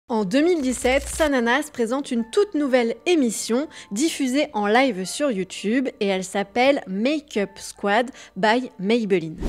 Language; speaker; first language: French; native; French